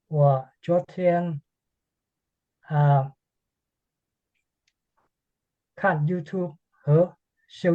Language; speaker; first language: Chinese; non-native, learner; English